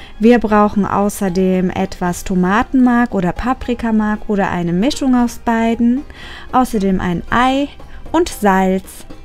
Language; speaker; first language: German; early bilingual, other home language; Turkish